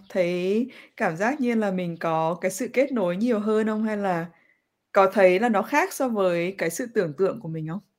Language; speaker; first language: Vietnamese; native; Vietnamese